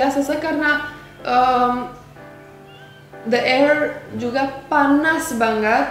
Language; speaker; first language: Indonesian; non-native, fluent; Romanian